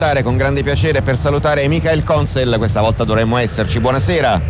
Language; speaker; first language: Italian; native; Italian